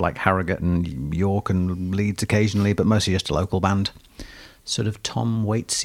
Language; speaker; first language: English; native; English